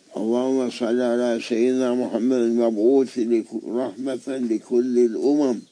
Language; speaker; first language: Arabic; non-native, fluent; Turkish